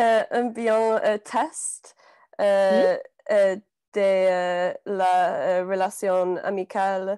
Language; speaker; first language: French; non-native, learner; English